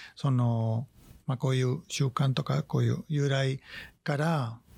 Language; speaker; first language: Japanese; non-native, fluent; Spanish